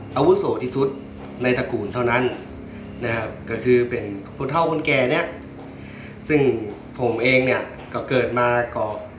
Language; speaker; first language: Thai; native; Thai